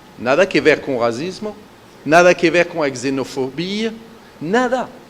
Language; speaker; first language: Portuguese; non-native, fluent; French